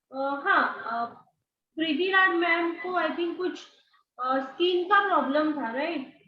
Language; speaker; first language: Hindi; non-native, local second language; Marathi